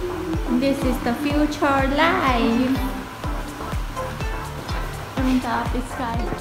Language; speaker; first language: English; non-native, learner; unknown